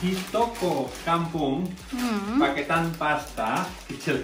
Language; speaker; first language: Indonesian; non-native, learner; Spanish